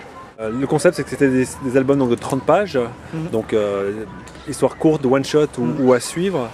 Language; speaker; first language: French; native; French